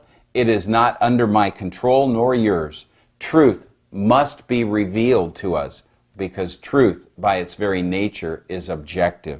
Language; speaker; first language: English; native; English